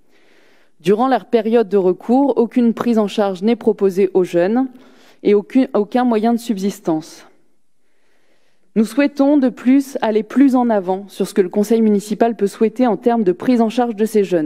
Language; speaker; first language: French; native; French